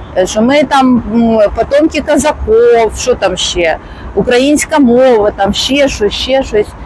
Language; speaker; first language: Ukrainian; non-native, local second language; Russian